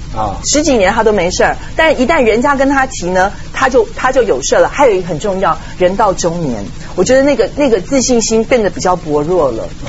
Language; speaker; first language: Chinese; non-native, local second language; Cantonese